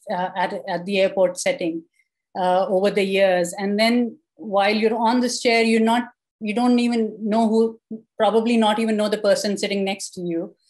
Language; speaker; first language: English; non-native, local second language; Urdu